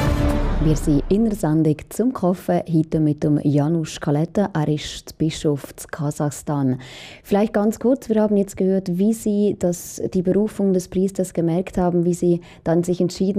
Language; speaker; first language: German; native; German